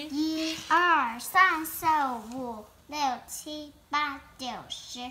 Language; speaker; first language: Chinese; non-native, learner; English